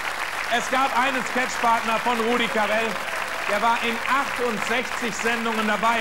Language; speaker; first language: German; native; German